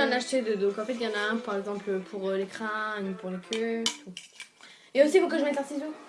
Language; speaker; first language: French; native; French